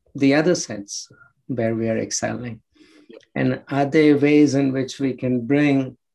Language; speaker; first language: English; non-native, local second language; Telugu